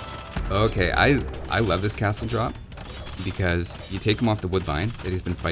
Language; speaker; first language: English; native; English